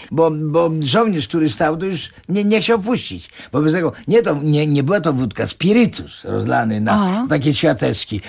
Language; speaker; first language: Polish; native; Polish